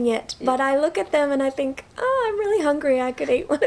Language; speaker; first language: English; native; English